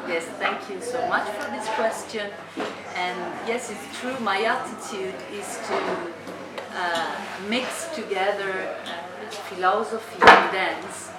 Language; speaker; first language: English; non-native, fluent; Italian